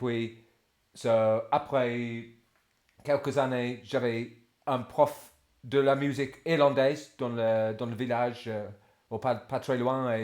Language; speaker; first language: French; non-native, fluent; English